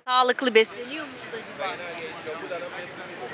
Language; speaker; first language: Turkish; native; Turkish